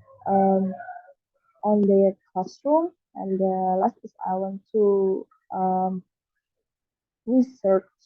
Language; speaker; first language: English; non-native, learner; Indonesian